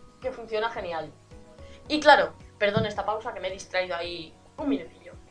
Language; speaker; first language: Spanish; native; Spanish